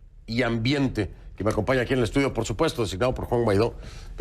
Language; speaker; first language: Spanish; native; Spanish